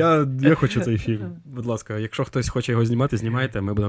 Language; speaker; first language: Ukrainian; native; Ukrainian